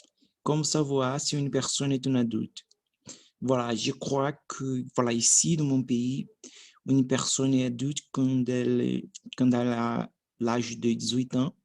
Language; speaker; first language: French; non-native, learner; Portuguese